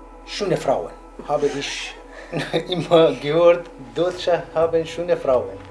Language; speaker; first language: German; non-native, learner; Kurdish